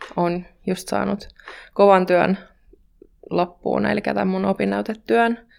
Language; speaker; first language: Finnish; native; Finnish